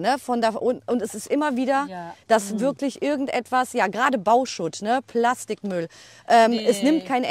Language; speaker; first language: German; native; German